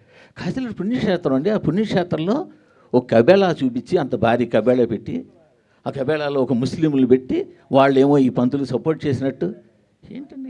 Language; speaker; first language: Telugu; native; Telugu